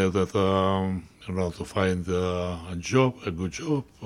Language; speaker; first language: English; non-native, fluent; Greek